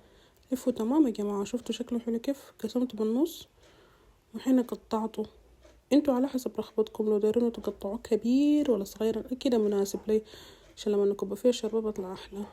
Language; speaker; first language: Arabic; native; Arabic